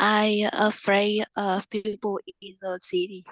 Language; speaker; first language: English; non-native, learner; Vietnamese